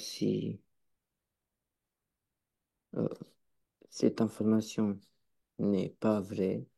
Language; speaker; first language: French; non-native, learner; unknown